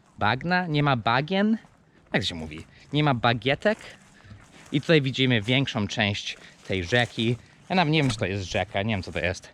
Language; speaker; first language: Polish; non-native, fluent; English